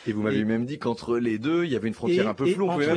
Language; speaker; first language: French; native; French